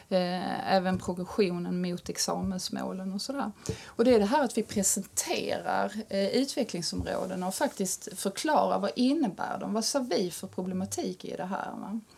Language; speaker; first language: Swedish; native; Swedish